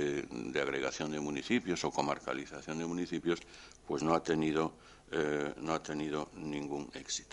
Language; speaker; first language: Spanish; native; Spanish